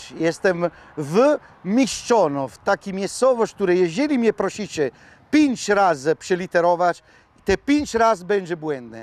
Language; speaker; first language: Polish; non-native, fluent; Italian